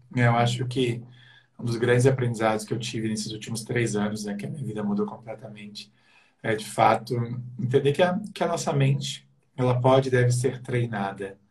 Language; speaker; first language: Portuguese; native; Portuguese